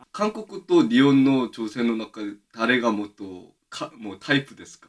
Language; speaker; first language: Japanese; non-native, fluent; Korean